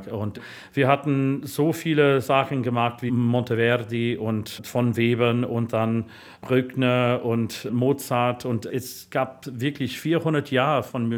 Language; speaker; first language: German; non-native, fluent; English